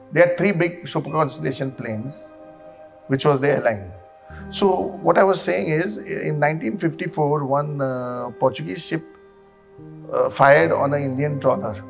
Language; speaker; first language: English; non-native, local second language; Konkani